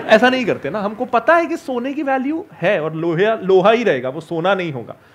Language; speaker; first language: Hindi; native; Hindi